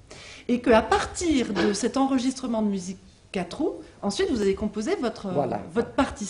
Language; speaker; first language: French; native; French